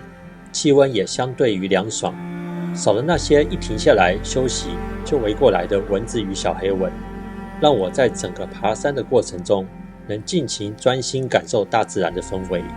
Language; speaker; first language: Chinese; native; Chinese